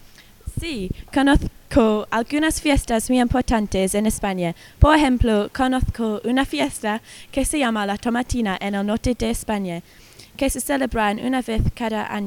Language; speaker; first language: Spanish; non-native, learner; English